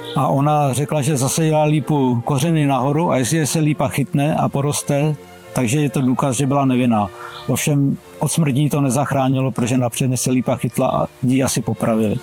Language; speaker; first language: Czech; native; Czech